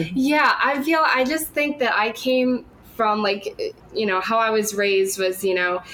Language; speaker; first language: English; native; English